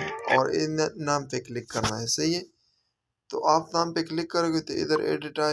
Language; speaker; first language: Hindi; non-native, local second language; Punjabi